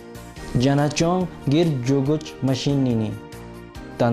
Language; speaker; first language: Kyrgyz; non-native, learner; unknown